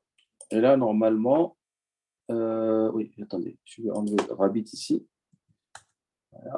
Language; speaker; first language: French; native; French